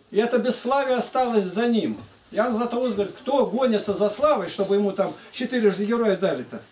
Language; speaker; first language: Russian; native; Russian